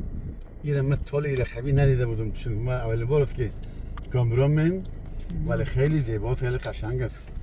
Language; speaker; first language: Persian; native; Persian